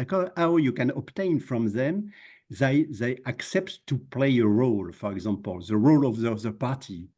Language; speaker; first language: English; non-native, fluent; French